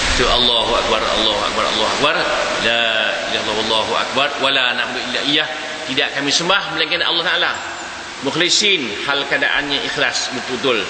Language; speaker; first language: Malay; native; Malay